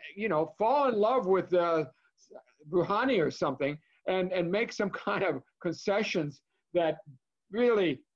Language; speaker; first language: English; native; English